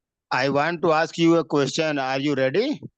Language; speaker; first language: English; non-native, learner; Hindi